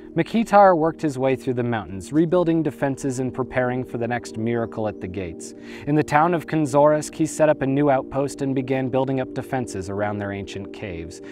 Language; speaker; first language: English; native; English